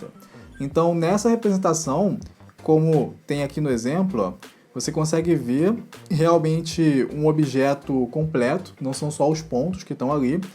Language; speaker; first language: Portuguese; native; Portuguese